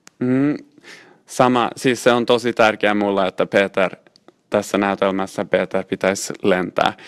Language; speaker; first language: Finnish; non-native, local second language; Swedish